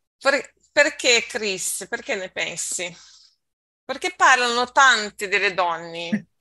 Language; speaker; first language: Italian; non-native, learner; Portuguese